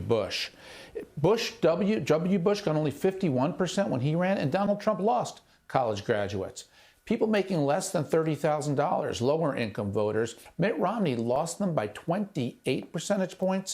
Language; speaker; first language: English; native; English